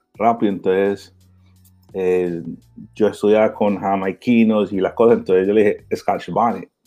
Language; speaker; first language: Spanish; early bilingual, heritage; Spanish